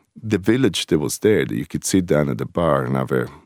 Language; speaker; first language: English; non-native, fluent; Italian